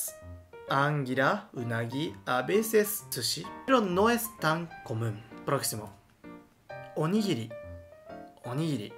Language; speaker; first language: Spanish; non-native, learner; Japanese